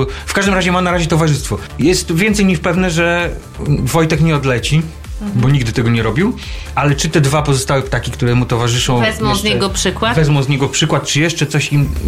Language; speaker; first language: Polish; native; Polish